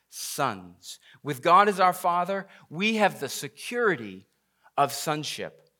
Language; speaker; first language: English; native; English